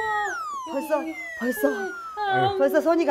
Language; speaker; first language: Korean; native; Korean